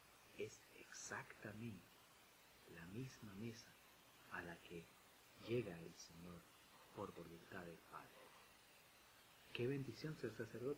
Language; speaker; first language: Spanish; native; Spanish